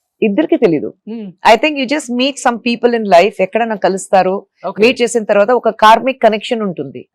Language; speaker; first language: Telugu; non-native, fluent; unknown